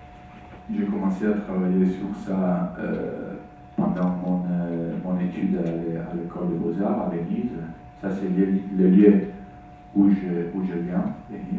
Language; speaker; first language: French; non-native, fluent; Italian